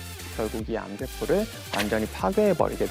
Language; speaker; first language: Korean; native; Korean